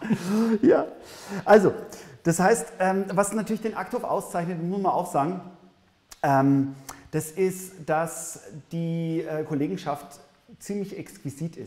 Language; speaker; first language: German; native; German